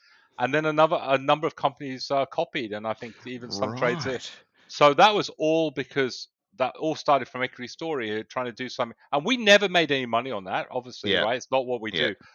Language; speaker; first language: English; native; English